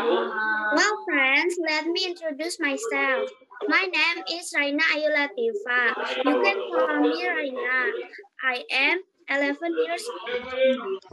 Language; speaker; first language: English; non-native, learner; Indonesian